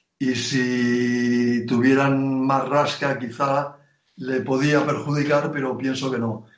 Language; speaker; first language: Spanish; native; Spanish